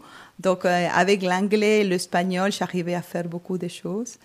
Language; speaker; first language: French; non-native, fluent; Spanish